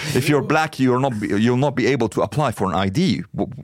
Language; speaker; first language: English; non-native, fluent; Arabic